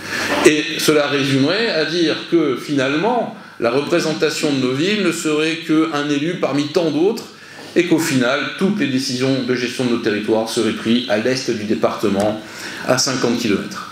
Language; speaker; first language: French; native; French